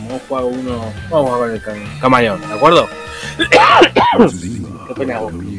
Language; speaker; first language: Spanish; native; Spanish